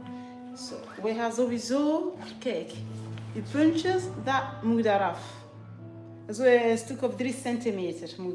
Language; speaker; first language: Dutch; non-native, learner; English